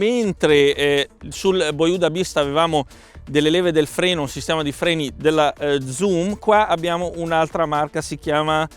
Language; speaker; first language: Italian; native; Italian